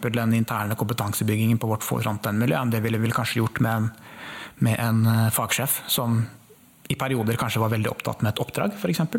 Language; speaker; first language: Norwegian; native; Norwegian